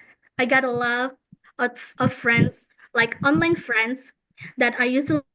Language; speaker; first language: English; non-native, fluent; Indonesian